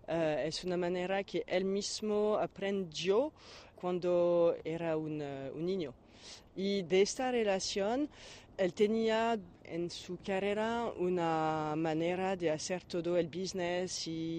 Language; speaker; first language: Spanish; non-native, learner; French